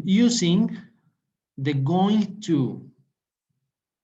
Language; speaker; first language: English; non-native, fluent; Spanish